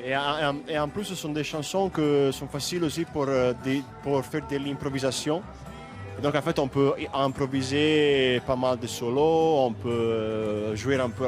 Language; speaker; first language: French; non-native, fluent; Italian